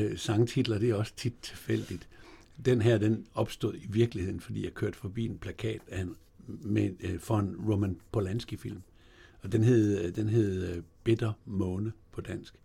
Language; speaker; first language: Danish; native; Danish